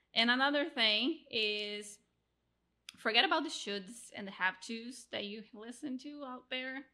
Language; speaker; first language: English; non-native, fluent; Portuguese